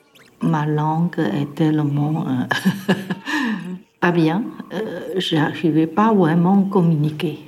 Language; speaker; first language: French; non-native, learner; Chinese